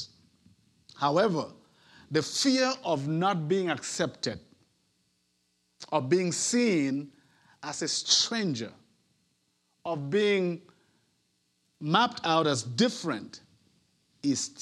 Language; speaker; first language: English; non-native, local second language; Ibibio